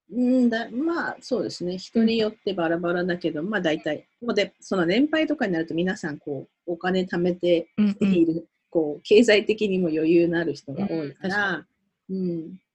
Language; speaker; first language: Japanese; native; Japanese